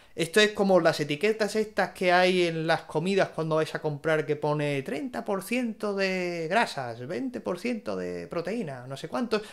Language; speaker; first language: Spanish; native; Spanish